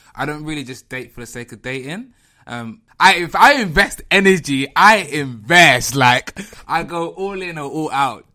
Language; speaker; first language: English; native; English